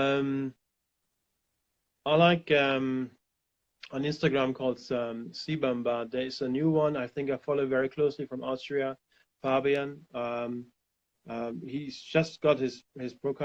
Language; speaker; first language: English; non-native, fluent; German